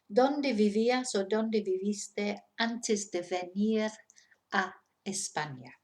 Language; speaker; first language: Spanish; non-native, fluent; English